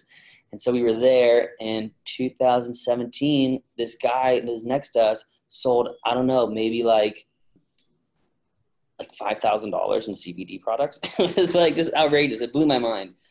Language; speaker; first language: English; native; English